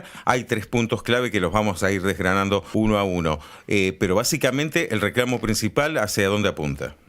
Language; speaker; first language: Spanish; native; Spanish